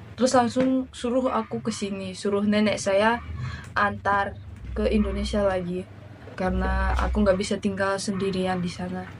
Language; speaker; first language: Indonesian; early bilingual, other home language; Russian